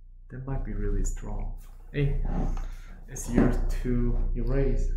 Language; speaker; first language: English; non-native, fluent; Korean